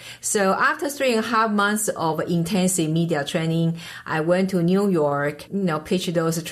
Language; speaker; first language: English; non-native, fluent; Chinese